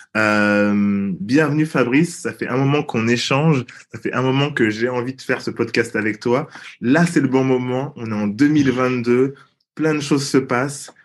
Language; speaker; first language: French; native; French